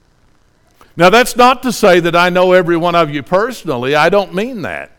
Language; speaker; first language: English; native; English